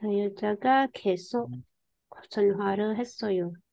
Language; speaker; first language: Korean; non-native, learner; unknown